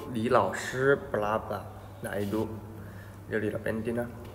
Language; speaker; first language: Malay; non-native, fluent; Chinese